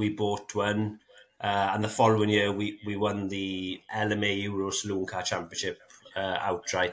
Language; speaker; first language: English; native; English